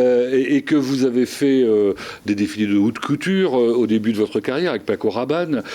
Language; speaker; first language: French; native; French